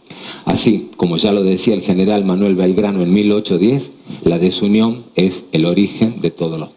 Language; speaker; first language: Spanish; native; Spanish